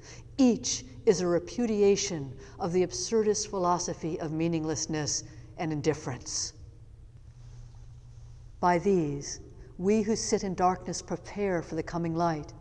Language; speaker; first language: English; native; English